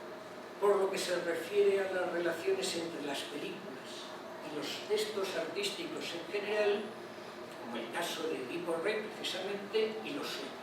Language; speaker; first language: Spanish; native; Spanish